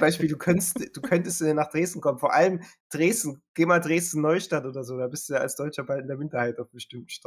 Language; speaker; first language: German; native; German